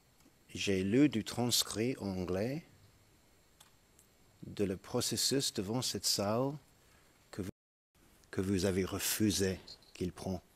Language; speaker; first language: French; non-native, fluent; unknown